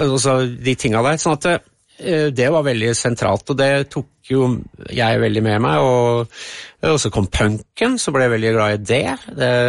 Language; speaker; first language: Norwegian; early bilingual, other home language; English